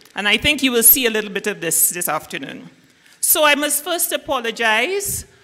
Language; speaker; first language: English; native; English